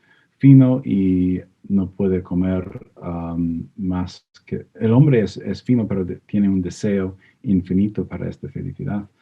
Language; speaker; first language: Spanish; non-native, fluent; English